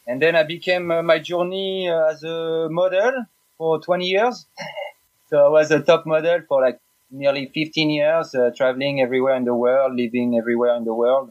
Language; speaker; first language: English; non-native, fluent; French